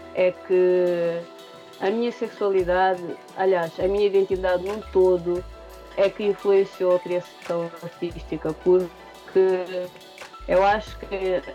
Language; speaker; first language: Portuguese; non-native, local second language; Kabuverdianu